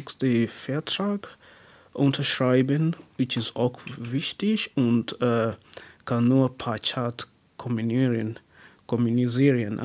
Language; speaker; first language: German; non-native, learner; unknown